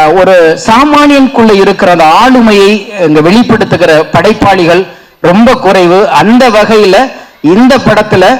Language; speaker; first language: Tamil; native; Tamil